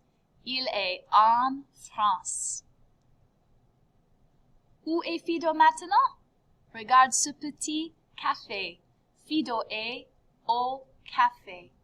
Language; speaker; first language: French; non-native, fluent; English